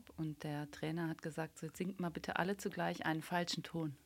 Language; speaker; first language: German; native; German